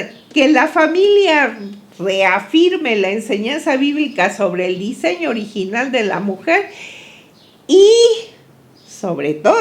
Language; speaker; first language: Spanish; native; Spanish